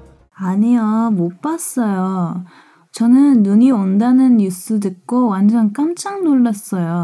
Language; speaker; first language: Korean; early bilingual, heritage; Korean